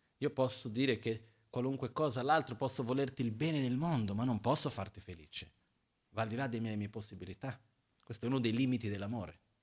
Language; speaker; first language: Italian; non-native, fluent; Portuguese